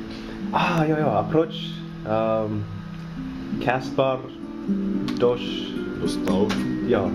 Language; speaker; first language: Czech; non-native, learner; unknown